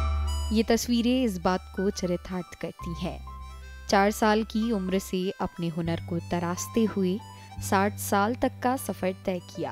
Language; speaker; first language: Hindi; native; Hindi